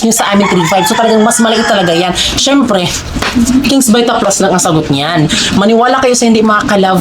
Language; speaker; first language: Filipino; non-native, local second language; Cebuano